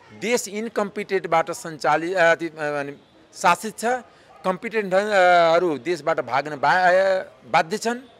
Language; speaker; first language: Nepali; non-native, local second language; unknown